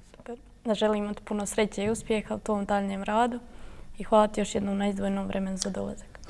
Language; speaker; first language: Croatian; native; Croatian